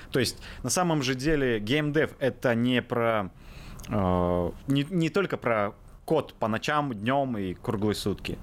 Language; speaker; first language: Russian; native; Russian